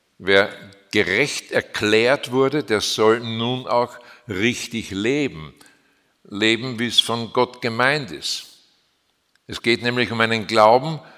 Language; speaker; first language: German; native; German